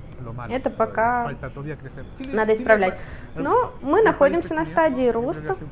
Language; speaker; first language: Russian; non-native, learner; Spanish